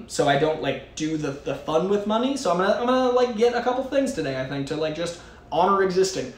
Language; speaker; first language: English; native; English